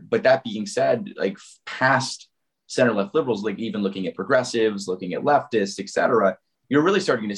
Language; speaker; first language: English; native; English